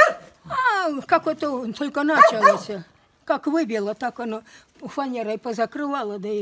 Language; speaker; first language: Russian; native; Russian